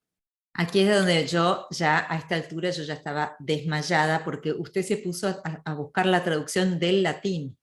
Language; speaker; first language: Spanish; native; Spanish